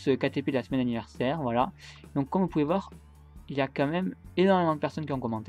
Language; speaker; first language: French; native; French